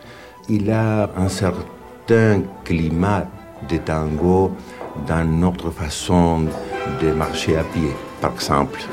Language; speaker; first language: French; non-native, fluent; Spanish